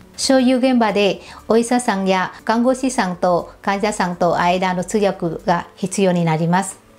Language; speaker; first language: Japanese; non-native, fluent; Vietnamese